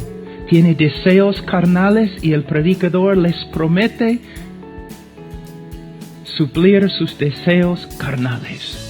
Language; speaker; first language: Spanish; non-native, fluent; English